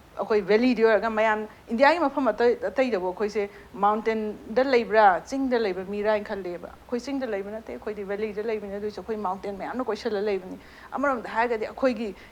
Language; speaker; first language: Manipuri; native; Manipuri